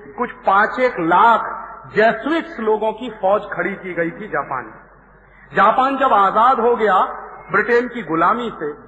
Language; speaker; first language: Hindi; native; Hindi